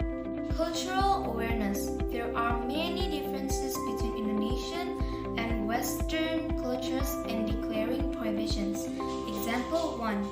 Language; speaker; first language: English; non-native, learner; Indonesian